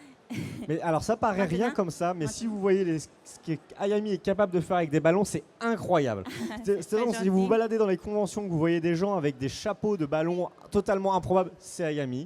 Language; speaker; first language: French; native; French